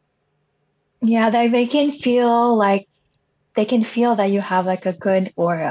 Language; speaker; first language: English; early bilingual, other home language; Cebuano